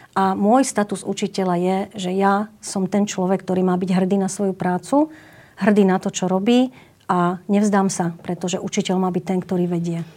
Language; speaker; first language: Slovak; native; Slovak